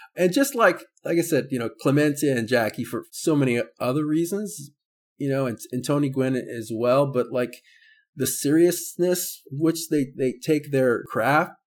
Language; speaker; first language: English; native; English